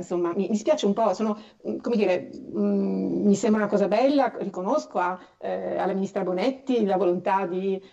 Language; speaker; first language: Italian; native; Italian